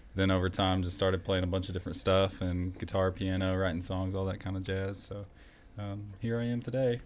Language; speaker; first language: English; native; English